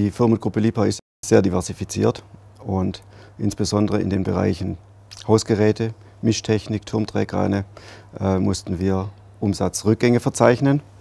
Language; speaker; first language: German; native; German